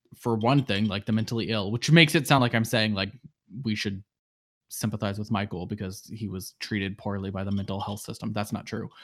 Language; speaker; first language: English; native; English